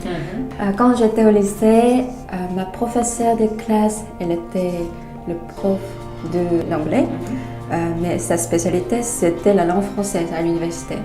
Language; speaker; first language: French; non-native, fluent; Korean